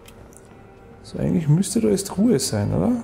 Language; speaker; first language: German; native; German